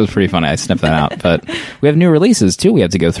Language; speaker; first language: English; native; English